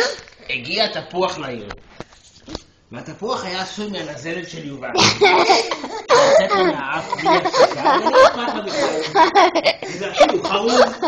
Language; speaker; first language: Hebrew; native; Hebrew